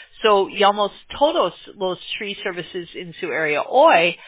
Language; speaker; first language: Spanish; non-native, learner; English